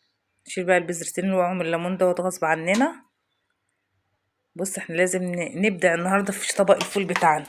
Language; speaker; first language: Arabic; native; Arabic